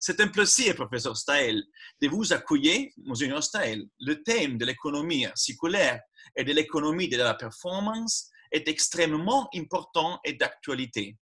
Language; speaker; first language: French; non-native, learner; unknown